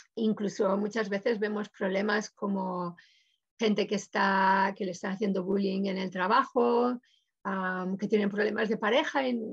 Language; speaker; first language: Spanish; native; Spanish